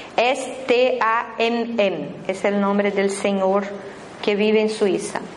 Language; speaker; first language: Spanish; non-native, fluent; Portuguese